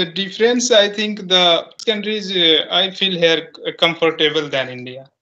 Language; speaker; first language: English; non-native, local second language; Hindi